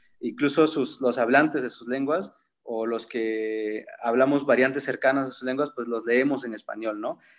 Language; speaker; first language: Spanish; non-native, local second language; Zapotec